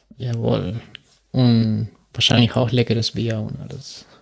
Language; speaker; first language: German; non-native, learner; Spanish